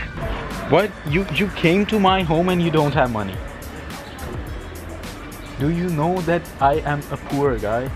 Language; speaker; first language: English; non-native, local second language; Hindi